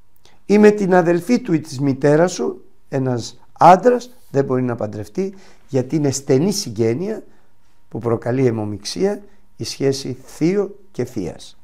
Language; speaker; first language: Greek; native; Greek